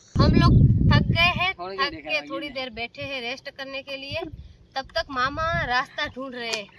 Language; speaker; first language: Hindi; non-native, local second language; Gujarati